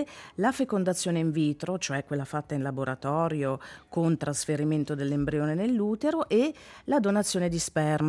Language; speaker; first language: Italian; native; Italian